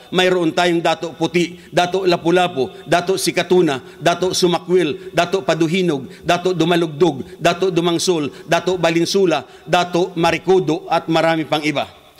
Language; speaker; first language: Filipino; non-native, local second language; Hiligaynon